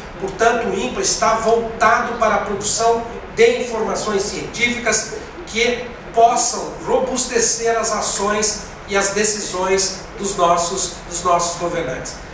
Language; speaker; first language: Portuguese; native; Portuguese